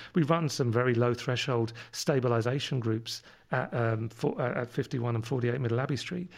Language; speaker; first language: English; native; English